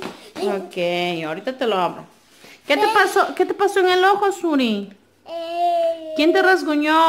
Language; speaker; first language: Spanish; native; Spanish